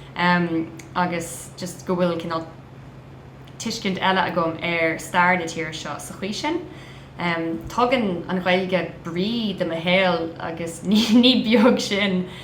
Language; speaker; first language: Irish; non-native, local second language; English